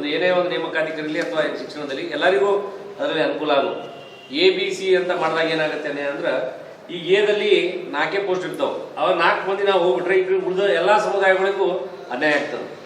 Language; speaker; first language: Kannada; non-native, local second language; Lambadi